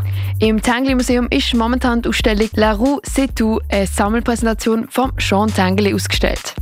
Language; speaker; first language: German; native; German